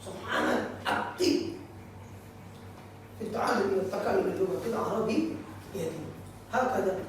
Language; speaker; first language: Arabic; non-native, learner; Indonesian